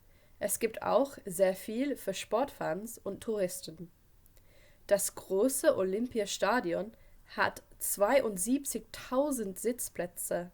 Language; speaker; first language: German; non-native, fluent; English